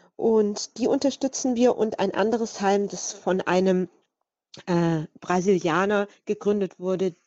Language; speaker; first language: German; native; German